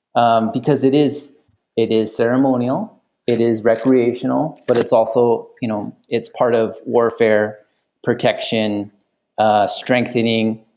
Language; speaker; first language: English; native; English